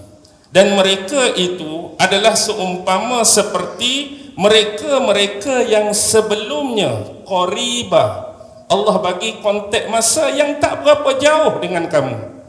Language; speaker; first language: Malay; native; Malay